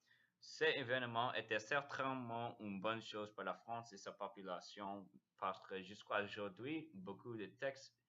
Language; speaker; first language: French; non-native, learner; English